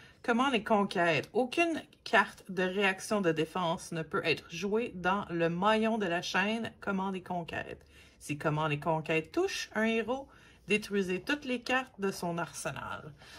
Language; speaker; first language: French; native; French